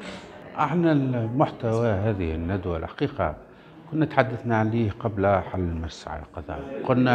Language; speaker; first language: Arabic; native; Arabic